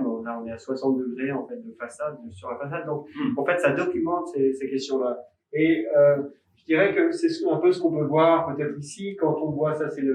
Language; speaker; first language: French; native; French